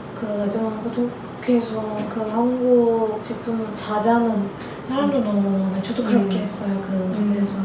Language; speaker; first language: Korean; non-native, learner; Turkish